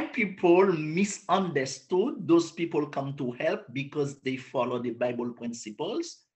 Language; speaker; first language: English; non-native, learner; Haitian Creole